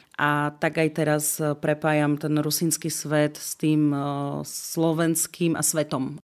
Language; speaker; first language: Slovak; native; Slovak